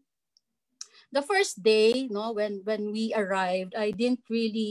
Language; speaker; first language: English; non-native, local second language; Filipino